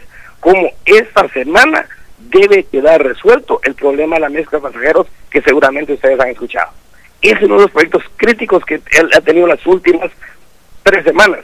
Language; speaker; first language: Spanish; native; Spanish